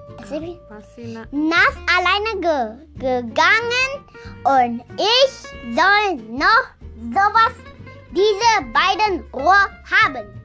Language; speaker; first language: German; early bilingual, other home language; Indonesian